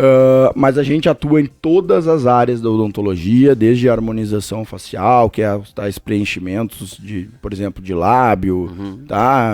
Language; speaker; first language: Portuguese; native; Portuguese